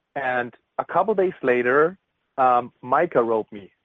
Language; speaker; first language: English; non-native, fluent; German